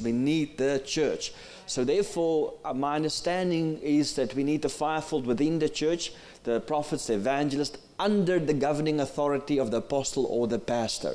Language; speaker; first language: English; non-native, local second language; Afrikaans